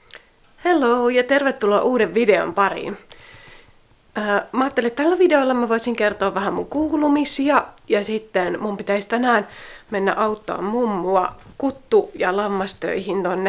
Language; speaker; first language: Finnish; native; Finnish